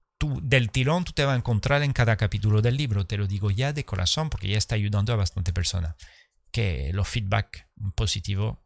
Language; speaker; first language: Spanish; early bilingual, heritage; Spanish